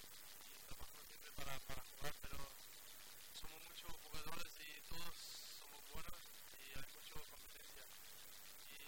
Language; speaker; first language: Spanish; non-native, learner; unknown